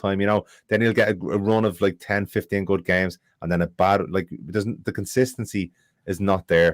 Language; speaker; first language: English; native; English